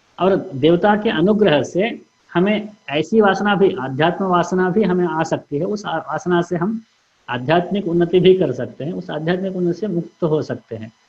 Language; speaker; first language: Hindi; non-native, local second language; Kannada